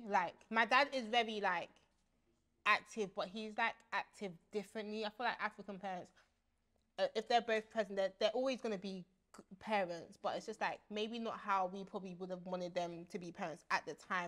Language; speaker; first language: English; early bilingual, other home language; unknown